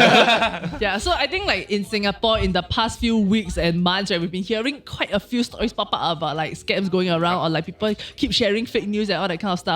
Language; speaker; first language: English; native; English